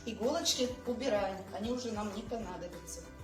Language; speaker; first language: Russian; native; Russian